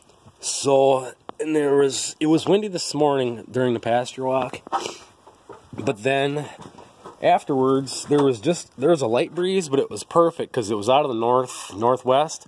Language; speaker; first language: English; native; English